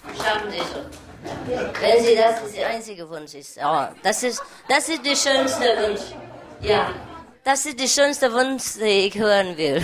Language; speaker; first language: German; non-native, fluent; Vietnamese